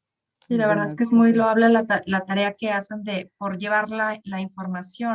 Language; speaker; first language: Spanish; native; Spanish